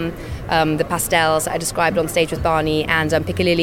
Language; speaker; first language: English; native; English